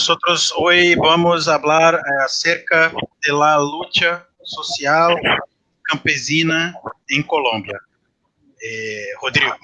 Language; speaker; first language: Spanish; non-native, learner; Portuguese